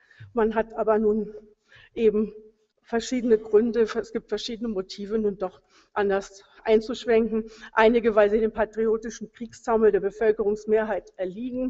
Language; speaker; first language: German; native; German